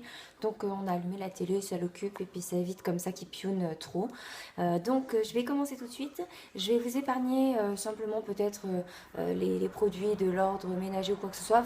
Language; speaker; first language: French; native; French